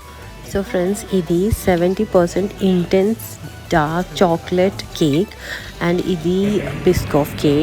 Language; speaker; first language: Telugu; non-native, learner; Kannada